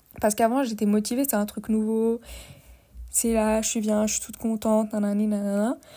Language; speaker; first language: French; native; French